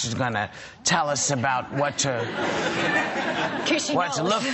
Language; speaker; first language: English; native; English